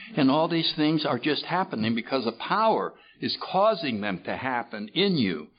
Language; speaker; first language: English; native; English